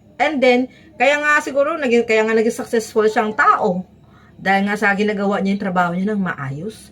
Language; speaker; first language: Filipino; native; Filipino